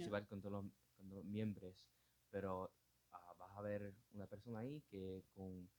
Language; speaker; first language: Spanish; non-native, local second language; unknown